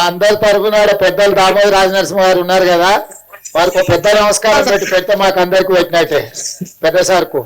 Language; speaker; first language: Telugu; native; Telugu